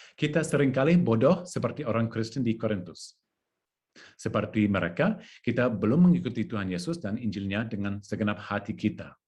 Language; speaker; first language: Indonesian; non-native, learner; English